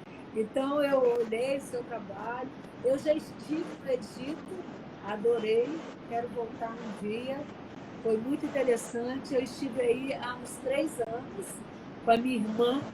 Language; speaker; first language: Portuguese; native; Portuguese